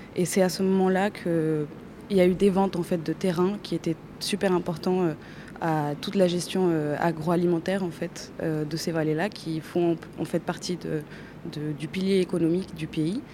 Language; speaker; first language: French; non-native, fluent; Spanish